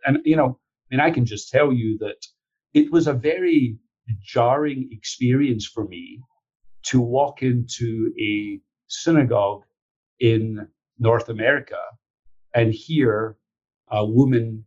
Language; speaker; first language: English; native; English